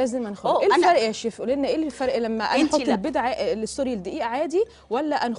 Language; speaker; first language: Arabic; native; Arabic